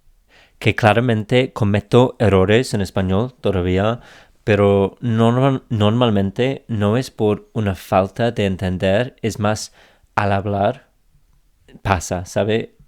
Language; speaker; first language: Spanish; non-native, fluent; English